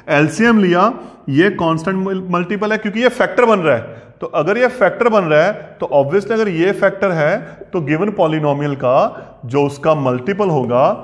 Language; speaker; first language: Hindi; non-native, local second language; Punjabi